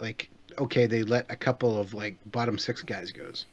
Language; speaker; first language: English; native; English